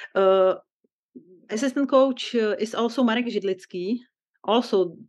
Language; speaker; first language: English; non-native, fluent; Czech